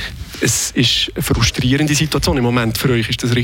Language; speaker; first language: German; native; German